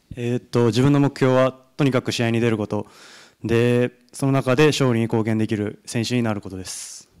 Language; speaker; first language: Japanese; native; Japanese